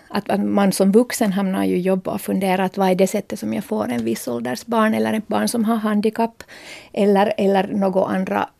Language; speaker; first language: Swedish; native; Swedish